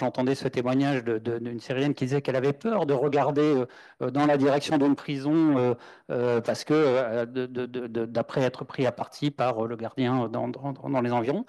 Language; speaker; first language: French; native; French